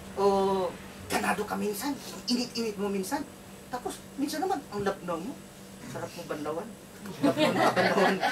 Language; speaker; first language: Filipino; non-native, local second language; Cebuano